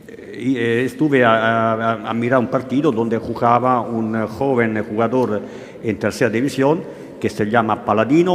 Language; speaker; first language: Spanish; non-native, learner; Italian